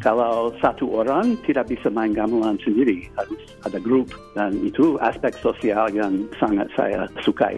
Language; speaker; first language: Indonesian; non-native, fluent; English